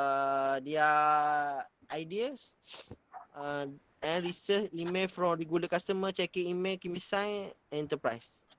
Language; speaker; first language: English; non-native, local second language; Malay